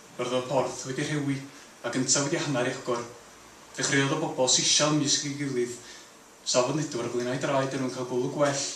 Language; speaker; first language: Welsh; native; Welsh